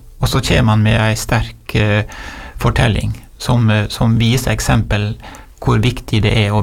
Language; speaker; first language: Norwegian; native; Norwegian